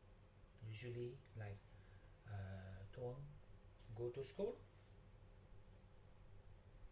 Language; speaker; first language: English; non-native, learner; Vietnamese